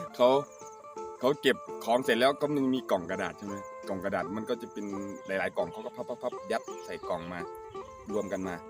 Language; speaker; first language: Thai; non-native, local second language; Northeastern Thai